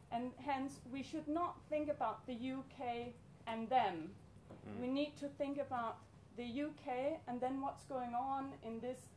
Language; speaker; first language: English; non-native, fluent; Danish